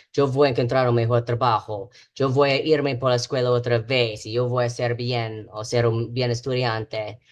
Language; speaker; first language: Spanish; non-native, learner; English